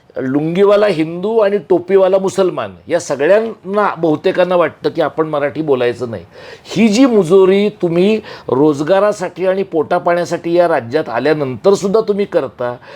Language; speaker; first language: Marathi; native; Marathi